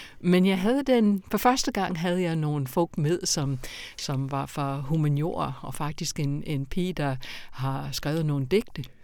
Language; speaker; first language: Danish; non-native, fluent; English